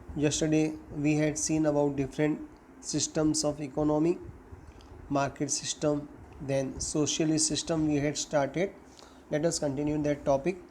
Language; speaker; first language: English; non-native, local second language; Gujarati